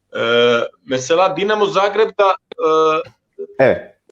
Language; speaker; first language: Turkish; non-native, learner; Croatian